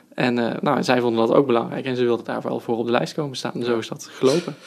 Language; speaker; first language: Dutch; native; Dutch